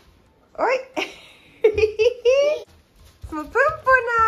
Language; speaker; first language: Swedish; native; Swedish